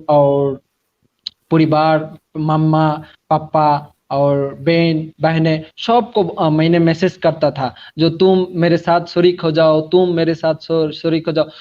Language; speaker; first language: Hindi; non-native, learner; Bangla